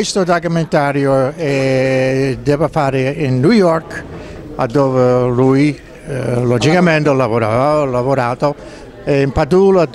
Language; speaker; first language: Italian; early bilingual, heritage; English